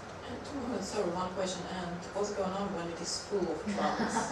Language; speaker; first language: English; non-native, fluent; Russian